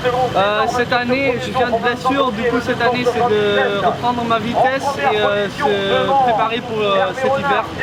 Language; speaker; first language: French; non-native, local second language; Dutch